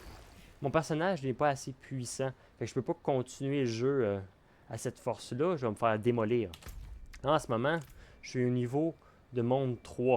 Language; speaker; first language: French; native; French